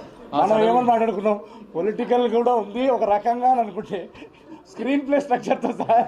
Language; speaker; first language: Telugu; native; Telugu